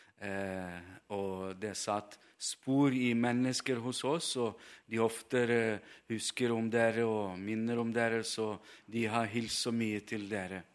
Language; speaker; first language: Norwegian; non-native, fluent; Ukrainian